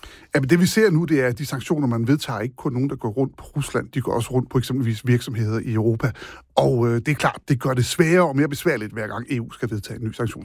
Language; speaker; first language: Danish; native; Danish